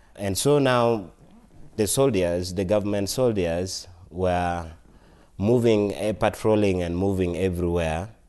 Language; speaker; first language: English; non-native, local second language; Acoli